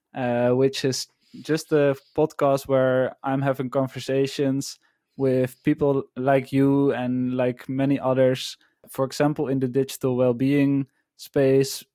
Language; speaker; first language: English; non-native, fluent; Dutch